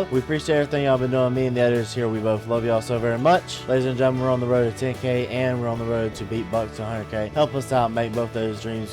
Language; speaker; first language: English; native; English